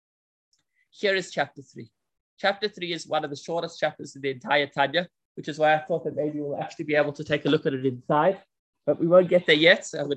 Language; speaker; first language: English; native; English